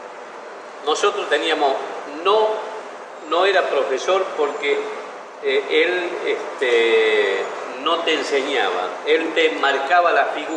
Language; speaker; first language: Spanish; native; Spanish